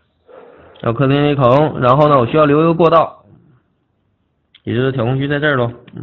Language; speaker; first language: Chinese; native; Chinese